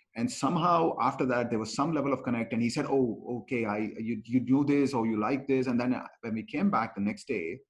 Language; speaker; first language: English; non-native, local second language; Kannada